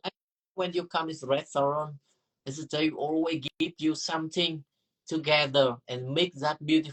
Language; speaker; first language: English; non-native, learner; Vietnamese